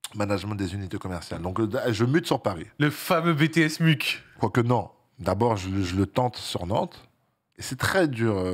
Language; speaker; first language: French; native; French